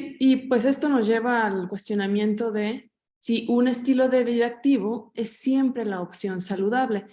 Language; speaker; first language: Spanish; native; Spanish